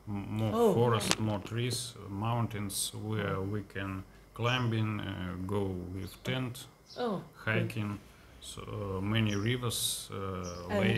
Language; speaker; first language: English; non-native, learner; Russian